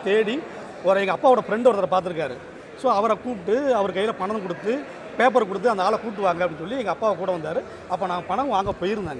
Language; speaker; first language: Tamil; native; Tamil